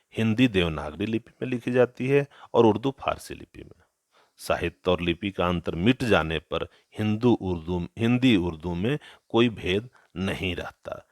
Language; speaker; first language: Hindi; native; Hindi